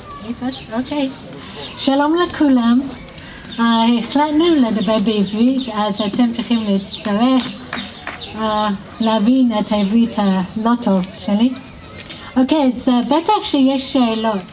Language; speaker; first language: Hebrew; non-native, fluent; English